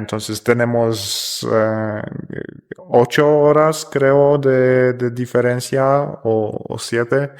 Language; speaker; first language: Spanish; non-native, fluent; Polish